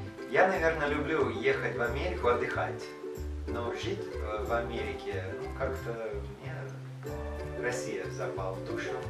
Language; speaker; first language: Russian; non-native, fluent; English